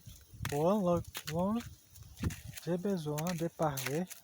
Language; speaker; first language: French; non-native, learner; Portuguese